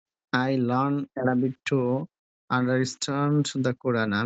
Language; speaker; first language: English; non-native, learner; Bangla